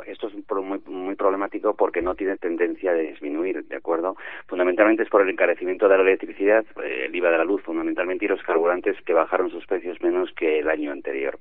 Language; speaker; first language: Spanish; native; Spanish